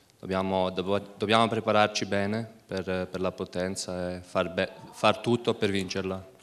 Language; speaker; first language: Italian; non-native, learner; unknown